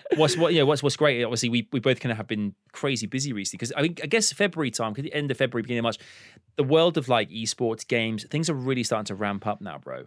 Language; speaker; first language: English; early bilingual, other home language; Polish